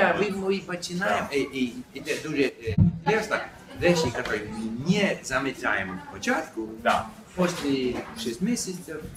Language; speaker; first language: Russian; non-native, learner; English